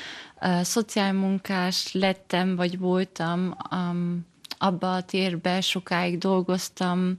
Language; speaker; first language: Hungarian; early bilingual, heritage; German